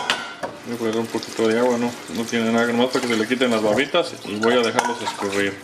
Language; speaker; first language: Spanish; native; Spanish